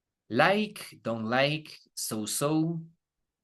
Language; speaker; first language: English; non-native, fluent; Spanish